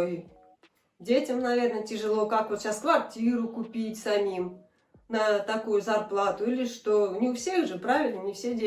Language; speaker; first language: Russian; native; Russian